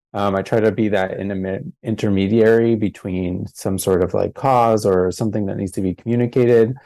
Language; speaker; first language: English; native; English